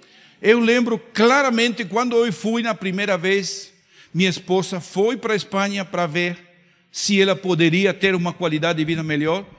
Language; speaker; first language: Portuguese; non-native, fluent; Spanish